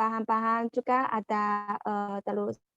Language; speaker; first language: Indonesian; non-native, learner; Chinese